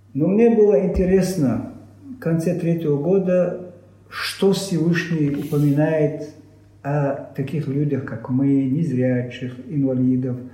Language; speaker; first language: Russian; non-native, local second language; Chechen